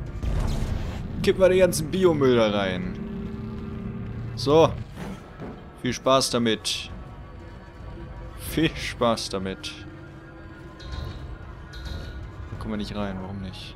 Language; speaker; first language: German; native; German